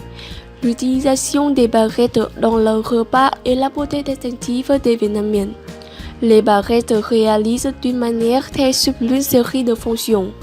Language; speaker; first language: French; non-native, learner; Vietnamese